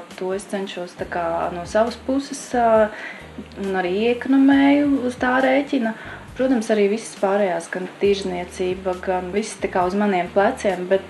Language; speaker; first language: Latvian; native; Latvian